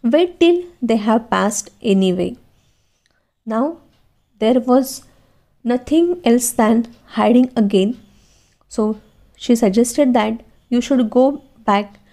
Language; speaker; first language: English; non-native, local second language; Marathi